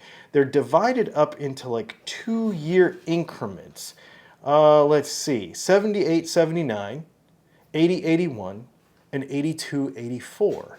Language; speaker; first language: English; native; English